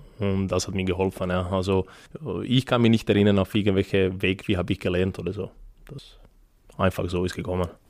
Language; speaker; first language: German; non-native, fluent; Serbian